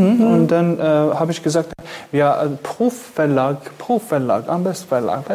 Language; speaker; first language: German; non-native, learner; Kurdish